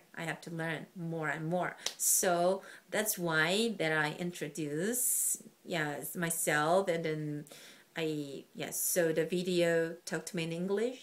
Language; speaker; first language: English; non-native, learner; Korean